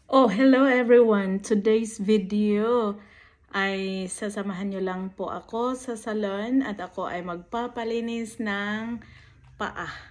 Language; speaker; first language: Filipino; non-native, local second language; Cebuano